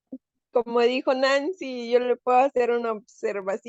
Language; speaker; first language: Spanish; native; Spanish